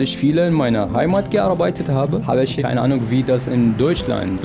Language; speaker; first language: German; non-native, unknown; Arabic